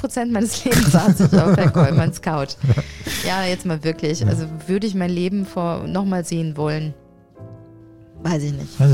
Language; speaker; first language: German; native; German